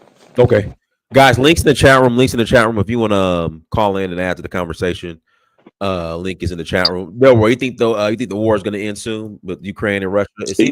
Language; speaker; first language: English; native; English